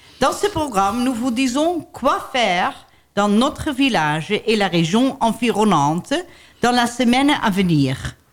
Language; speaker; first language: French; non-native, learner; Dutch